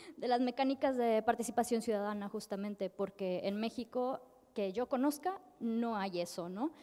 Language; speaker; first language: Spanish; native; Spanish